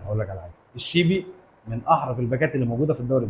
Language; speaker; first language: Arabic; native; Arabic